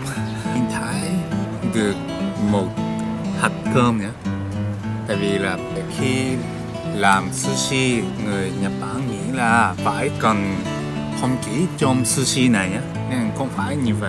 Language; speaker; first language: Vietnamese; non-native, learner; Japanese